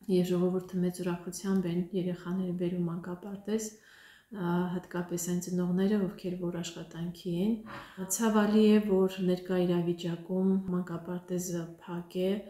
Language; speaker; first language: Armenian; native; Armenian